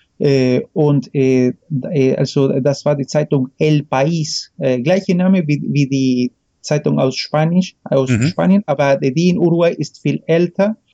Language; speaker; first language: German; non-native, fluent; Spanish